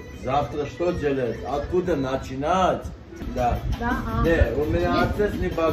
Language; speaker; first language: Russian; non-native, fluent; Armenian